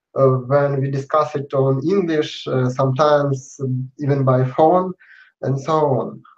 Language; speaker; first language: English; non-native, learner; Russian